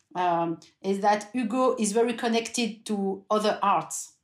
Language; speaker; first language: English; non-native, fluent; French